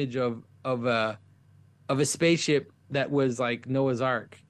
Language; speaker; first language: English; non-native, fluent; French